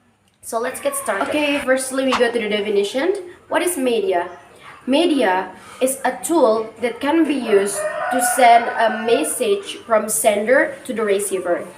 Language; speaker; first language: English; non-native, learner; Indonesian